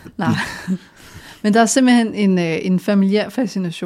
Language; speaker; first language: Danish; native; Danish